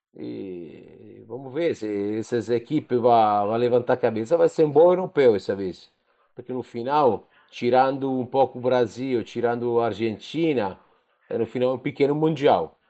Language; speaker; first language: Portuguese; non-native, fluent; Italian